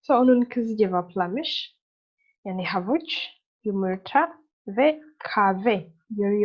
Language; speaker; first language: Turkish; non-native, learner; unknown